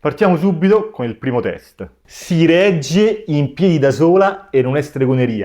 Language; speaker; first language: Italian; native; Italian